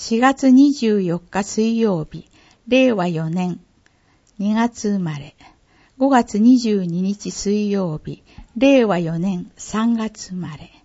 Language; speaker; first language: Japanese; native; Japanese